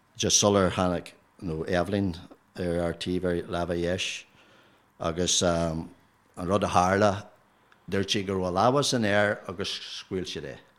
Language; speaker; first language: Irish; non-native, local second language; English